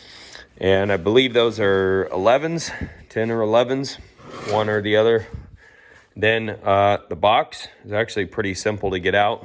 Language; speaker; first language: English; native; English